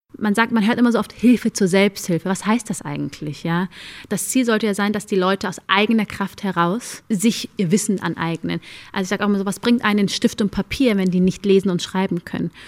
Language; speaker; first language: German; early bilingual, other home language; Amharic